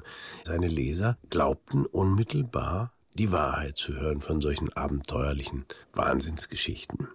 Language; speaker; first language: German; native; German